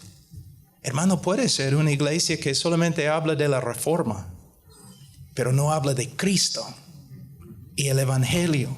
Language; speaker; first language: Spanish; non-native, fluent; English